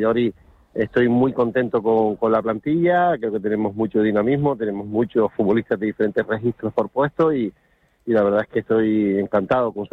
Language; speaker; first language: Spanish; native; Spanish